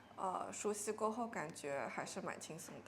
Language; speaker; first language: Chinese; native; Chinese